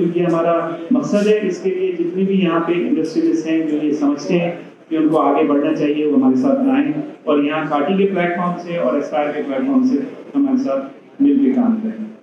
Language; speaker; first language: Urdu; native; Urdu